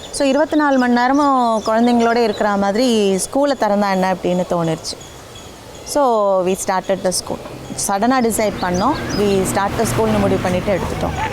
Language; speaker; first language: Tamil; native; Tamil